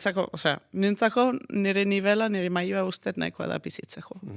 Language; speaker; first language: Basque; non-native, fluent; Danish